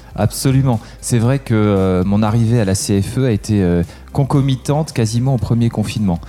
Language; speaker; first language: French; native; French